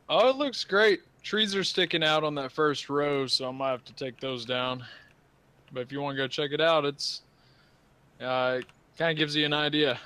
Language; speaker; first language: English; native; English